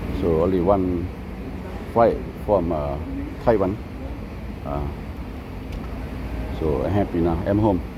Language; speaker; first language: English; non-native, local second language; Lao